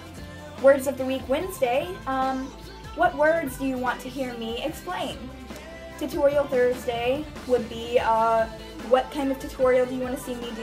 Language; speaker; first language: English; native; English